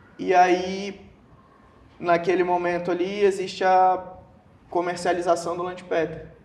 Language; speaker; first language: Portuguese; native; Portuguese